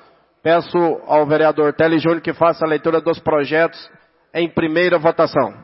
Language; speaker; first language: Portuguese; native; Portuguese